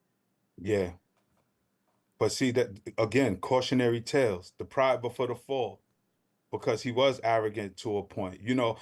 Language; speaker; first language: English; native; English